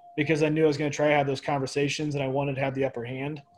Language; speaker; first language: English; native; English